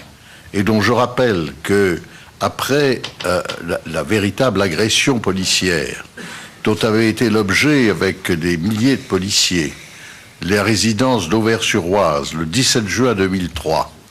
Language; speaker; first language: French; native; French